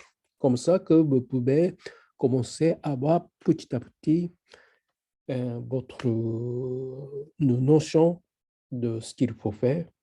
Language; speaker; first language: French; non-native, fluent; Japanese